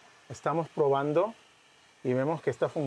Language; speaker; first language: Spanish; non-native, learner; Hebrew